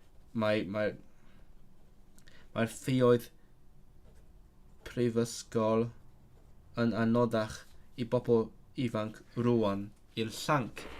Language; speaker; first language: Welsh; non-native, learner; Cantonese